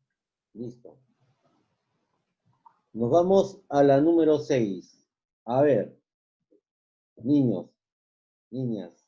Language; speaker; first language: Spanish; native; Spanish